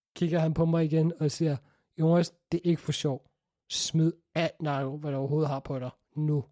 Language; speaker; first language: Danish; native; Danish